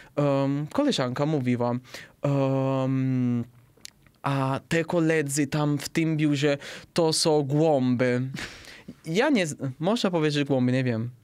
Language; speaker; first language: Polish; non-native, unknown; Italian